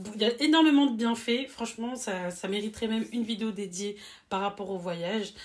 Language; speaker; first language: French; native; French